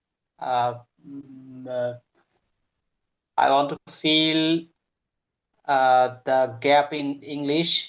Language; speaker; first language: English; non-native, learner; Bangla